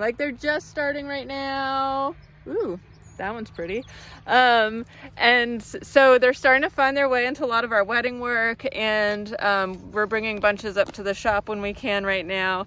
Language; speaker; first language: English; native; English